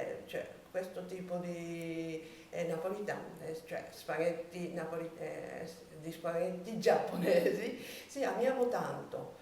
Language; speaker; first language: Italian; non-native, learner; Japanese